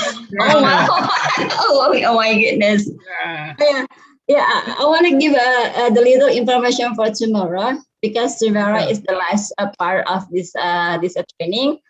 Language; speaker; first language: English; non-native, fluent; Indonesian